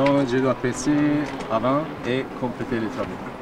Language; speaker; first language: French; non-native, learner; Italian